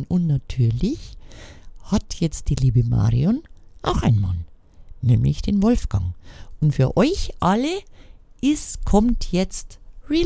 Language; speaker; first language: German; native; German